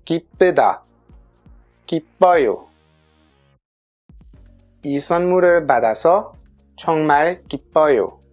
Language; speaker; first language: Korean; non-native, fluent; French